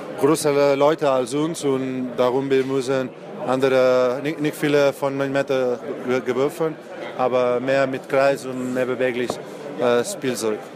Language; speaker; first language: German; non-native, learner; Spanish